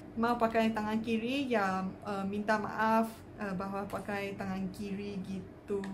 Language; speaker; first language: Indonesian; non-native, fluent; Chinese